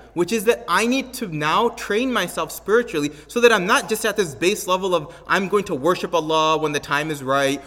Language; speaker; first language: English; native; English